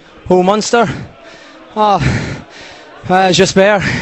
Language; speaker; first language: French; non-native, learner; English